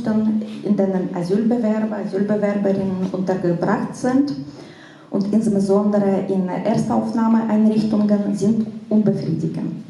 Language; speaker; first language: German; non-native, fluent; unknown